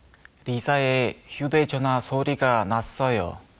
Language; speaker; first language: Korean; non-native, learner; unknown